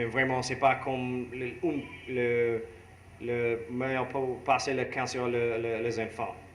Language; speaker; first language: French; non-native, learner; English